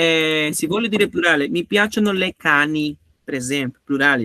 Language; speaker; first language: Italian; non-native, learner; Spanish